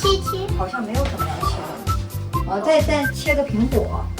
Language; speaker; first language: Chinese; native; Chinese